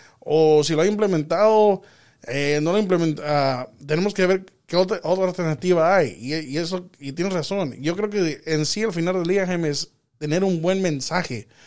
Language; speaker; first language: Spanish; early bilingual, heritage; Spanish